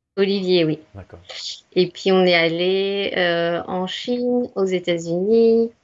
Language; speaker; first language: French; native; French